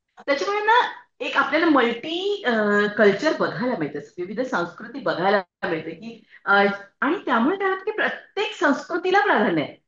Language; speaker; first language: Marathi; native; Marathi